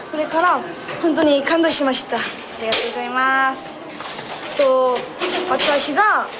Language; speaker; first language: Japanese; non-native, learner; Korean